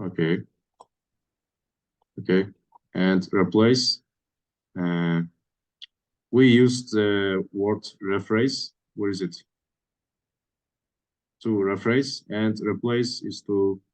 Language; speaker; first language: English; non-native, fluent; Russian